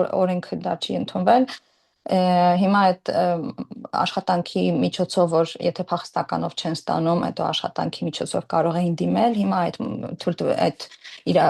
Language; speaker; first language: Armenian; early bilingual, heritage; Armenian